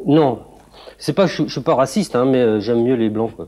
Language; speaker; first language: French; native; French